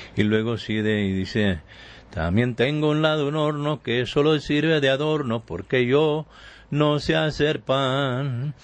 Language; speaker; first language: Spanish; early bilingual, heritage; Spanish